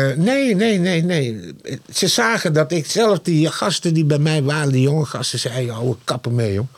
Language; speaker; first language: Dutch; non-native, fluent; Malay